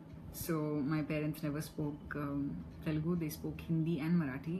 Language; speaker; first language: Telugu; non-native, local second language; Hindi